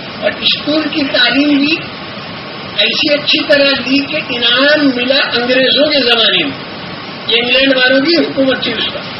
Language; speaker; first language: Urdu; non-native, local second language; Gujarati